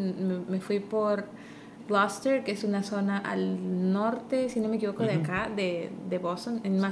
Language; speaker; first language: Spanish; early bilingual, heritage; Spanish